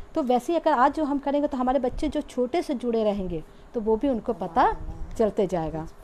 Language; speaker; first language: Hindi; native; Hindi